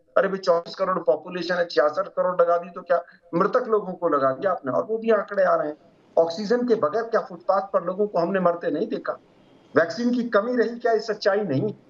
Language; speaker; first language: Hindi; native; Hindi